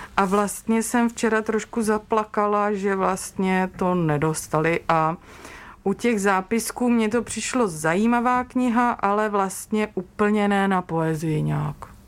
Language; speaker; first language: Czech; native; Czech